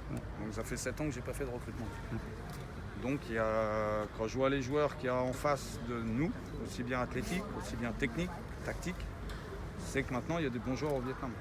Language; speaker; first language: French; native; French